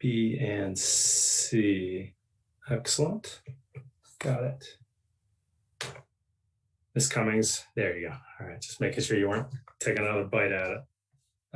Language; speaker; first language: English; native; English